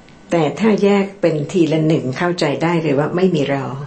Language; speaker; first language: Thai; native; Thai